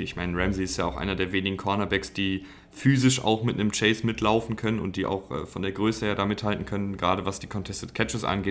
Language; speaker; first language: German; native; German